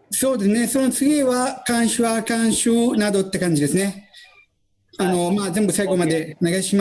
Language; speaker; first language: Japanese; non-native, fluent; Italian